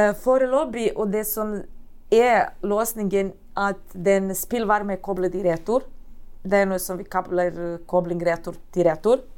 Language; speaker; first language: Norwegian; non-native, fluent; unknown